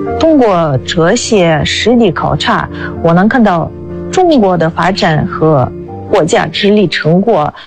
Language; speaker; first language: Chinese; non-native, fluent; Russian